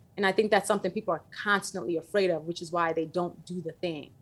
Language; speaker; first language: English; early bilingual, other home language; Yoruba